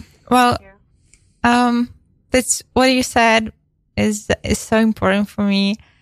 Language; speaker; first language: English; non-native, fluent; Ukrainian